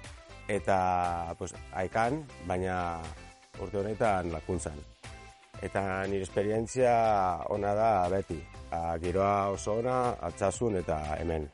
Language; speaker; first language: Basque; non-native, learner; Spanish